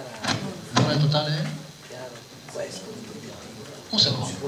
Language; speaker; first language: Italian; native; Italian